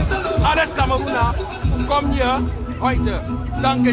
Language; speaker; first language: German; non-native, learner; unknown